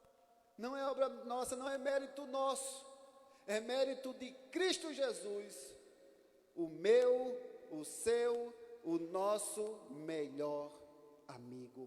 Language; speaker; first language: Portuguese; native; Portuguese